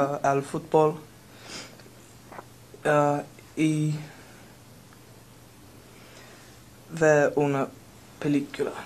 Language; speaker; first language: Spanish; non-native, learner; English